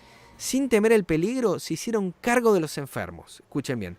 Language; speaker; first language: Spanish; native; Spanish